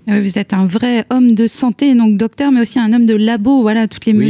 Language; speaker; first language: French; native; French